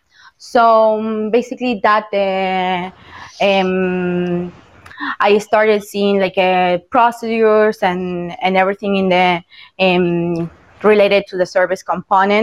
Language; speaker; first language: English; non-native, fluent; Spanish